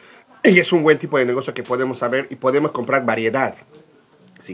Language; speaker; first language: Spanish; native; Spanish